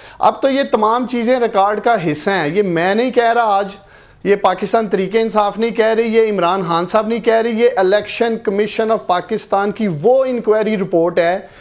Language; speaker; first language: Urdu; non-native, local second language; Punjabi